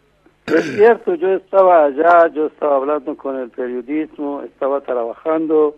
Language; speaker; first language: Spanish; non-native, fluent; Persian